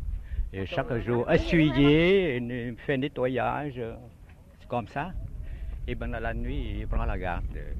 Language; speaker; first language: French; non-native, fluent; Vietnamese